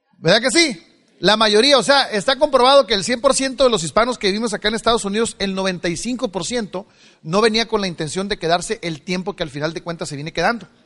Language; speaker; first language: Spanish; native; Spanish